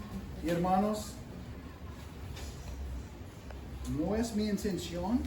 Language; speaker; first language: Spanish; non-native, fluent; English